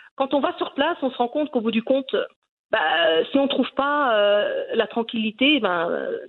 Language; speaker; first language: French; early bilingual, other home language; Riffian